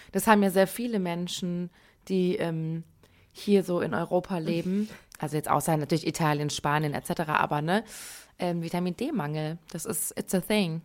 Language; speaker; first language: German; early bilingual, other home language; Persian